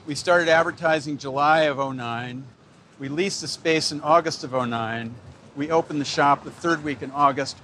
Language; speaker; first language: English; native; English